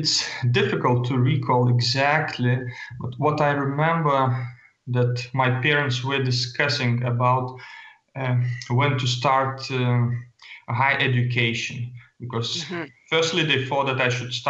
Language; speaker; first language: English; non-native, fluent; Lithuanian